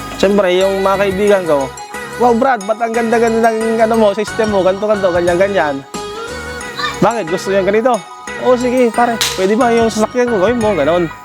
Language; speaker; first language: Filipino; non-native, local second language; Iloko